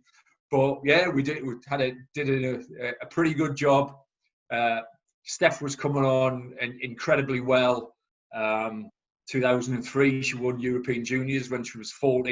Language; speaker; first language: English; native; English